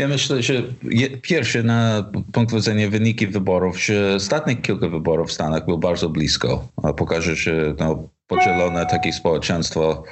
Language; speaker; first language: Polish; non-native, learner; English